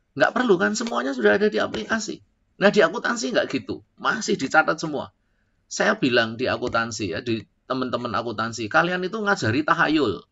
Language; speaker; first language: Indonesian; native; Indonesian